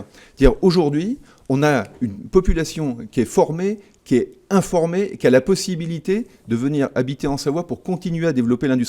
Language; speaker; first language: French; native; French